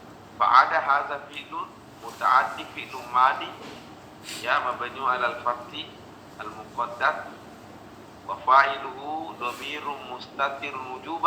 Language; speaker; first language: Arabic; non-native, fluent; Indonesian